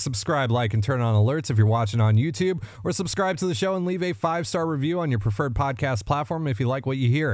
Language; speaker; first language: English; native; English